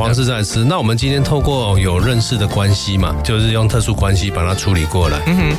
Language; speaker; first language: Chinese; native; Chinese